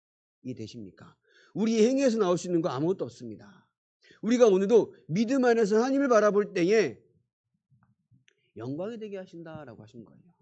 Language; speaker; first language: Korean; native; Korean